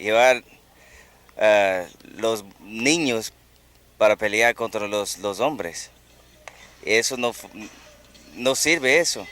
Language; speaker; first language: Spanish; non-native, fluent; English